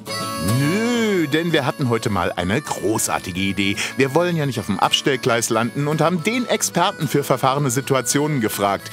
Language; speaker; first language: German; native; German